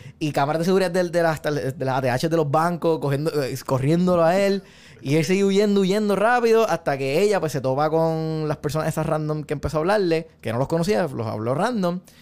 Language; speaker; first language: Spanish; native; Spanish